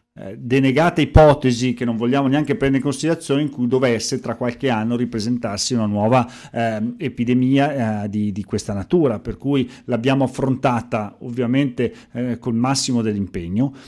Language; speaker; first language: Italian; native; Italian